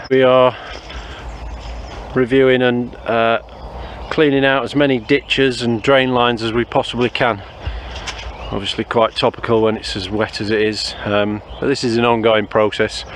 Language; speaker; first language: English; native; English